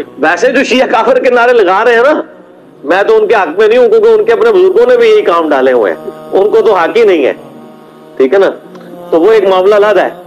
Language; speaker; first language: Urdu; non-native, local second language; Punjabi